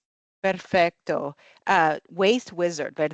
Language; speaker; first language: Spanish; non-native, learner; English